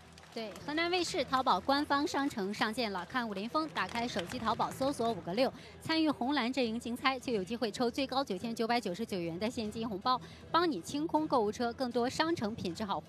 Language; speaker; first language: Chinese; native; Chinese